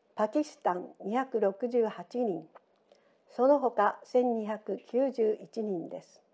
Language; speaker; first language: Japanese; native; Japanese